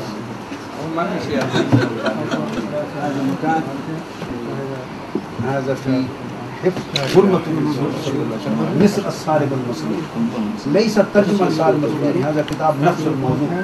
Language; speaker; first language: Arabic; non-native, learner; Urdu